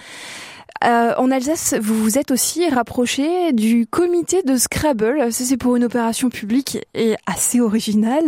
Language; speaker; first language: French; native; French